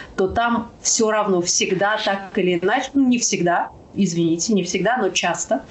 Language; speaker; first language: Russian; native; Russian